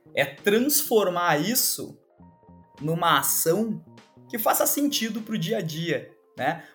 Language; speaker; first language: Portuguese; native; Portuguese